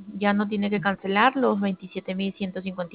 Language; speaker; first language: Spanish; native; Spanish